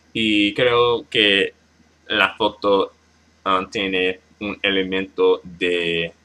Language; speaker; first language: Spanish; non-native, learner; English